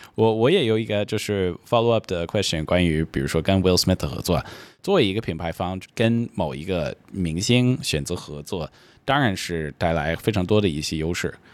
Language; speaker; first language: Chinese; non-native, fluent; English